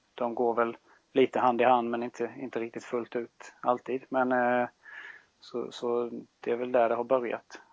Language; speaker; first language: Swedish; native; Swedish